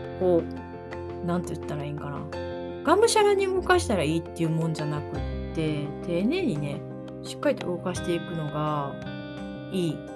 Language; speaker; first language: Japanese; native; Japanese